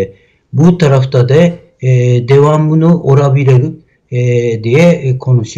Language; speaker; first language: Turkish; non-native, learner; Japanese